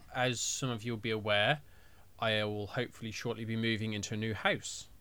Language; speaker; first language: English; native; English